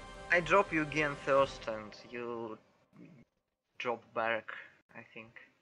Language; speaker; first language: English; non-native, learner; Russian